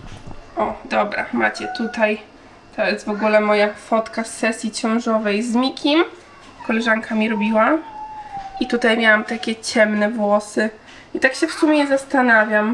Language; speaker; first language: Polish; native; Polish